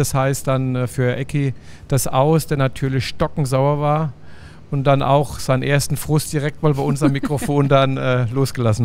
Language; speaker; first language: German; native; German